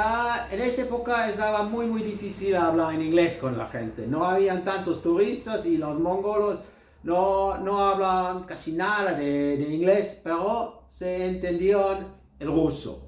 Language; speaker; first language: Spanish; non-native, learner; German